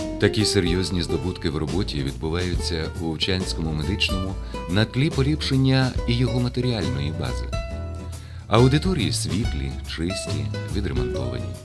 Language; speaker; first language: Ukrainian; native; Ukrainian